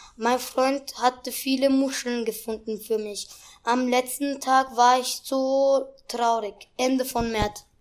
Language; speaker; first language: German; non-native, local second language; Turkish